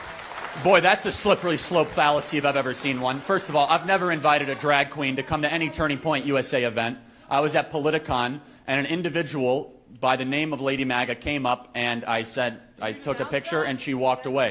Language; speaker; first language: English; native; English